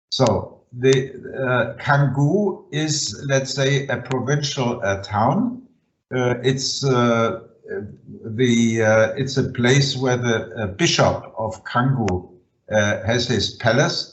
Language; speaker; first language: English; non-native, fluent; German